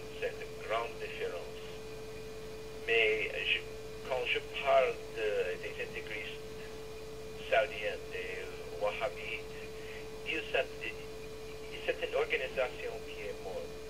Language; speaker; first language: French; non-native, learner; English